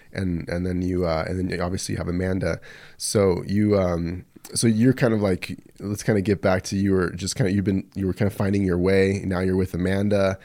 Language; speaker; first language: English; early bilingual, other home language; Spanish